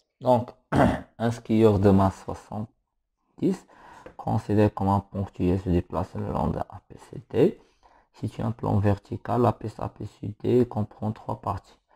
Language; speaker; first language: French; non-native, local second language; Arabic